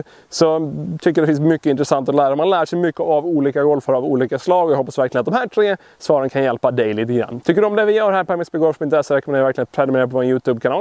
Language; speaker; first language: Swedish; native; Swedish